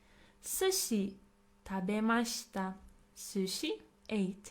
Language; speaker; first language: Japanese; non-native, fluent; English